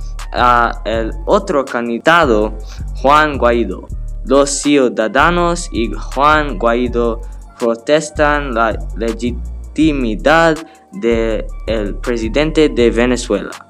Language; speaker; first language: Spanish; non-native, learner; English